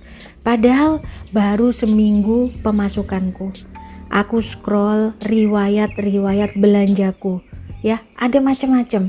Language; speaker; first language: Indonesian; native; Indonesian